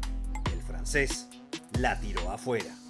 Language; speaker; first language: Spanish; native; Spanish